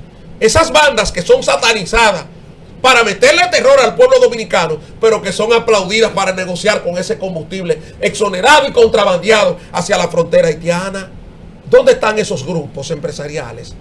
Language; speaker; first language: Spanish; native; Spanish